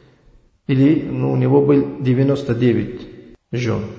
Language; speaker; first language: Russian; non-native, learner; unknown